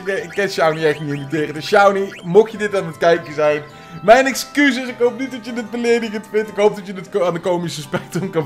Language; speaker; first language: Dutch; native; Dutch